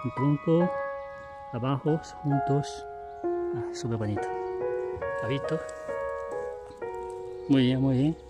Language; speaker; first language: Spanish; non-native, learner; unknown